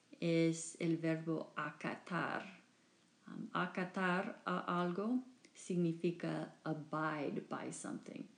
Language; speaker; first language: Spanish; non-native, fluent; English